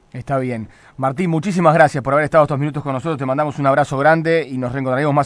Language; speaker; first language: Spanish; native; Spanish